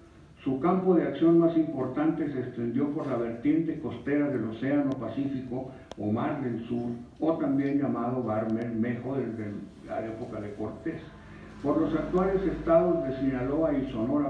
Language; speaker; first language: Spanish; native; Spanish